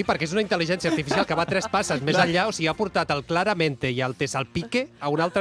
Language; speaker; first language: Catalan; native; Catalan